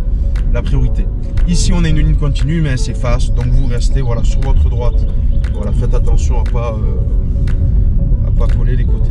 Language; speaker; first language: French; native; French